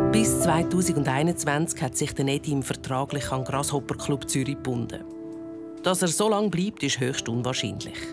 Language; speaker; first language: German; native; German